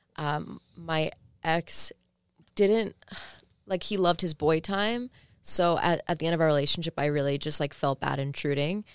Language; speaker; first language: English; early bilingual, other home language; Greek